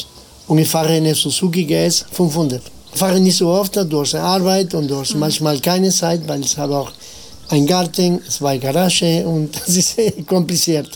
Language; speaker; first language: German; non-native, fluent; Spanish